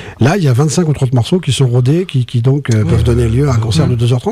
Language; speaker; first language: French; native; French